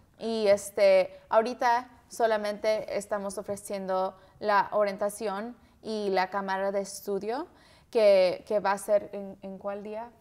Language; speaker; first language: Spanish; early bilingual, heritage; Spanish